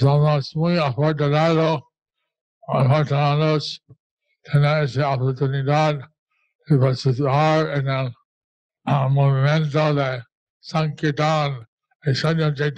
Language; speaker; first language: Spanish; non-native, learner; English